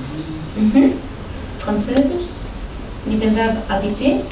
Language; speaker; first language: German; non-native, fluent; Italian